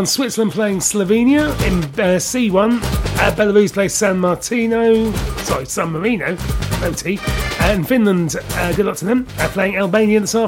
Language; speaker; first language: English; native; English